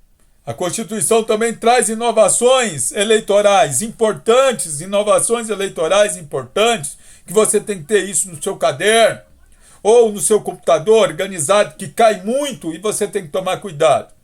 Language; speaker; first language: Portuguese; native; Portuguese